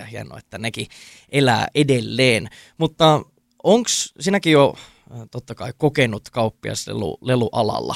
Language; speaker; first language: Finnish; native; Finnish